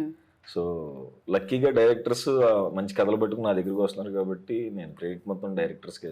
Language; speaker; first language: Telugu; native; Telugu